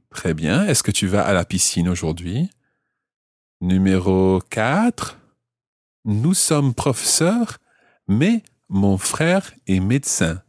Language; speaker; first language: French; non-native, fluent; English